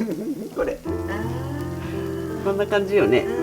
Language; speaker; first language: Japanese; native; Japanese